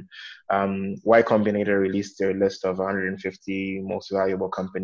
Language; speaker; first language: English; non-native, local second language; Nyanja